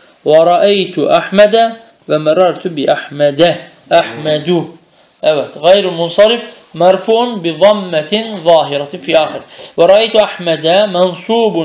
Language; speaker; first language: Arabic; non-native, fluent; Turkish